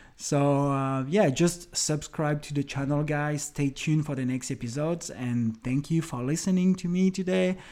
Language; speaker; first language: English; non-native, fluent; French